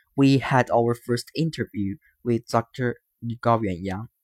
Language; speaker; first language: English; non-native, fluent; Chinese